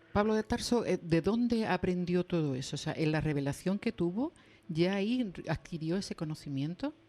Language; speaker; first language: Spanish; native; Spanish